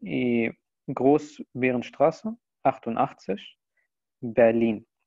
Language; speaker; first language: German; non-native, fluent; Spanish